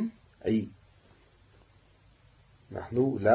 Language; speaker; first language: Arabic; non-native, fluent; French